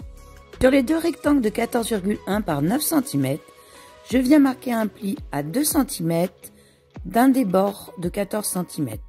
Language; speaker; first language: French; native; French